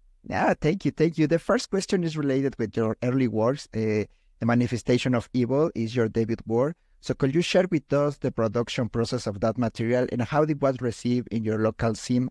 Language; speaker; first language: English; non-native, fluent; Spanish